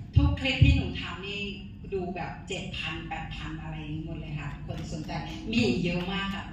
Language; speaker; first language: Thai; non-native, fluent; Burmese